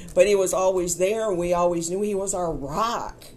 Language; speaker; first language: English; native; English